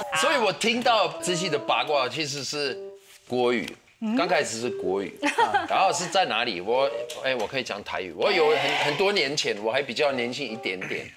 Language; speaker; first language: Chinese; non-native, fluent; German